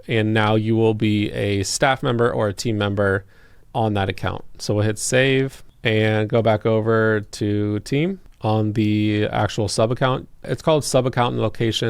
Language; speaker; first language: English; native; English